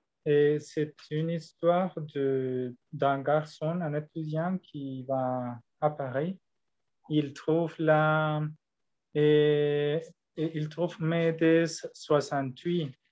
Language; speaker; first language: French; non-native, learner; Spanish